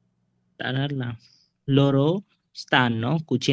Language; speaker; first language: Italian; non-native, learner; Bangla